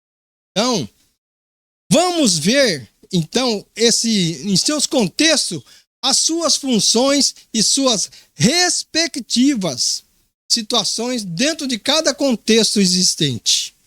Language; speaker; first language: Portuguese; native; Portuguese